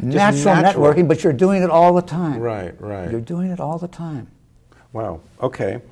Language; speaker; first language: English; native; English